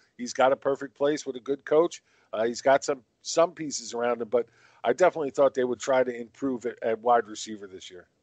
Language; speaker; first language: English; native; English